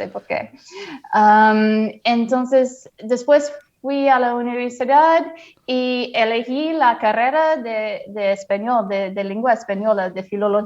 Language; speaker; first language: Spanish; non-native, fluent; English